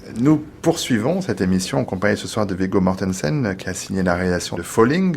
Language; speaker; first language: French; native; French